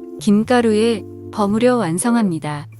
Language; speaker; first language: Korean; native; Korean